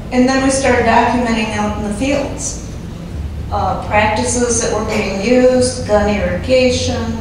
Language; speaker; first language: English; native; English